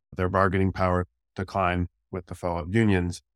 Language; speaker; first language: English; native; English